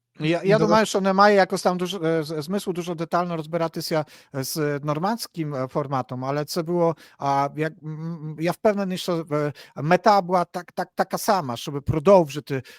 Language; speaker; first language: Polish; non-native, learner; Ukrainian